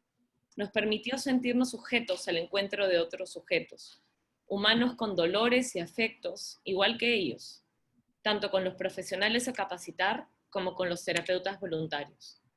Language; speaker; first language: Spanish; native; Spanish